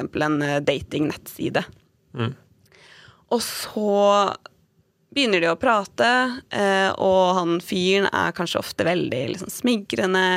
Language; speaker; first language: Norwegian; native; Norwegian